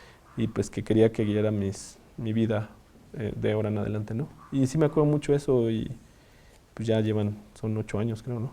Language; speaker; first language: Spanish; native; Spanish